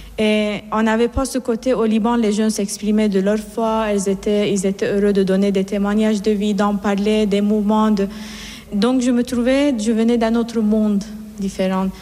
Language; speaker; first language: French; non-native, fluent; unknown